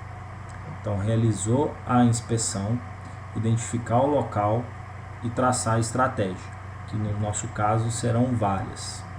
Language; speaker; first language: Portuguese; native; Portuguese